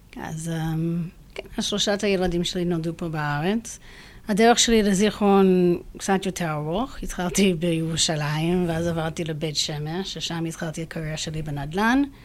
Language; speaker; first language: Hebrew; non-native, fluent; English